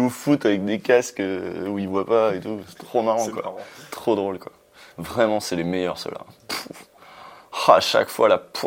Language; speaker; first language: French; native; French